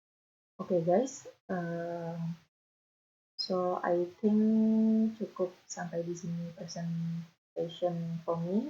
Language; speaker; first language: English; non-native, learner; Indonesian